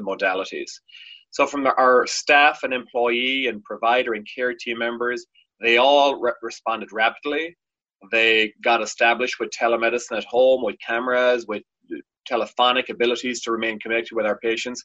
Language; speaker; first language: English; native; English